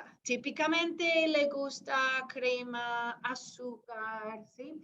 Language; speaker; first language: Spanish; non-native, fluent; English